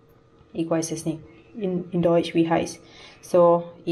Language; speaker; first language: German; non-native, learner; Thai